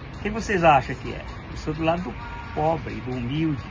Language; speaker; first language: Portuguese; native; Portuguese